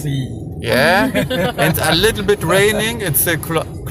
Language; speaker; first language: English; non-native, learner; German